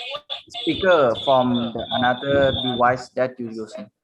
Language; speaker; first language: English; non-native, learner; Thai